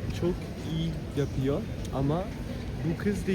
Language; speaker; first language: Turkish; non-native, learner; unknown